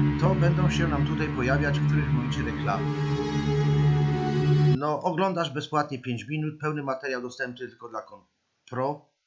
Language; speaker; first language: Polish; native; Polish